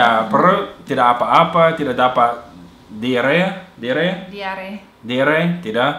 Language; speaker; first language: Indonesian; non-native, fluent; English